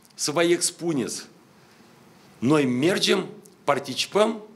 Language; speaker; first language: Russian; native; Russian